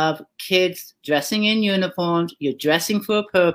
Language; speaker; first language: English; native; English